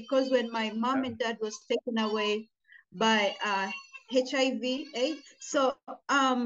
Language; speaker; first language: English; non-native, local second language; Luyia